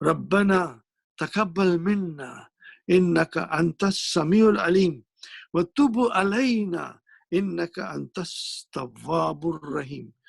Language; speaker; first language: Arabic; non-native, fluent; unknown